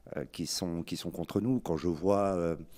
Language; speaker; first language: French; native; French